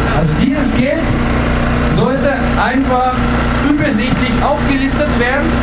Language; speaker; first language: German; non-native, fluent; Russian